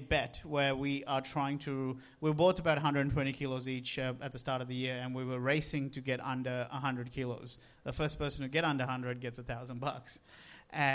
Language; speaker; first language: English; non-native, local second language; Sinhala